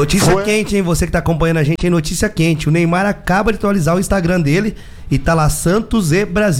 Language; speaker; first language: Portuguese; native; Portuguese